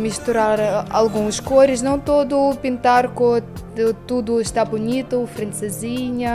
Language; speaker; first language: Portuguese; non-native, learner; Russian